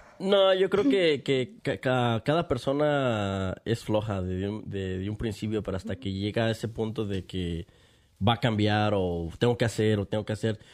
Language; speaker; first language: Spanish; early bilingual, heritage; Spanish